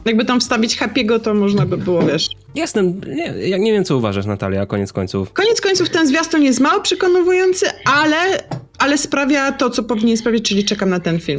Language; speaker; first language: Polish; native; Polish